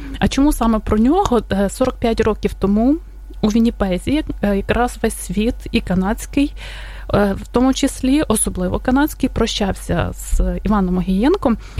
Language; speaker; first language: Ukrainian; native; Ukrainian